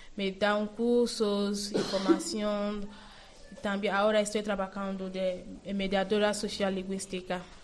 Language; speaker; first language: Spanish; non-native, learner; Yoruba